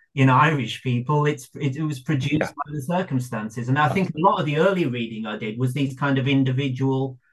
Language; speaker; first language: English; native; English